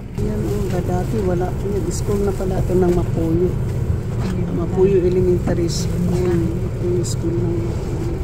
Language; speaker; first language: Filipino; non-native, local second language; Cebuano